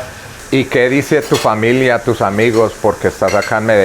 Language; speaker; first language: Spanish; early bilingual, heritage; Spanish